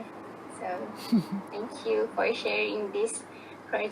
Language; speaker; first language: English; non-native, local second language; Malay